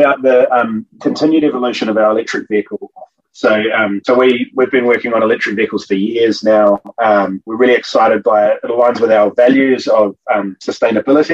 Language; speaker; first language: English; native; English